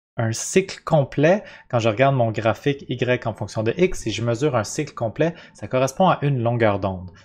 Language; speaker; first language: French; native; French